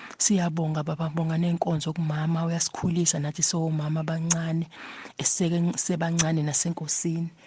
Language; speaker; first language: Zulu; native; Zulu